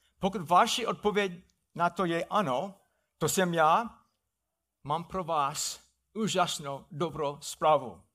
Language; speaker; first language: Czech; non-native, fluent; English